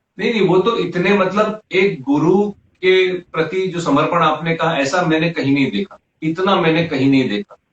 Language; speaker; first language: Hindi; native; Hindi